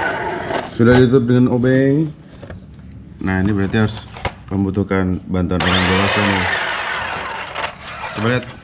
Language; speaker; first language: Indonesian; native; Indonesian